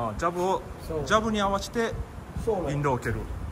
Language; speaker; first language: Japanese; native; Japanese